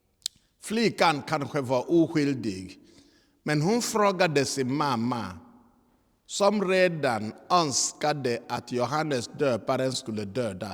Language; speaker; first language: Swedish; non-native, fluent; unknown